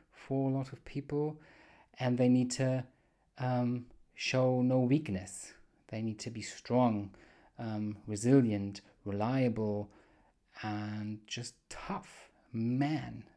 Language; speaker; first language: English; non-native, fluent; German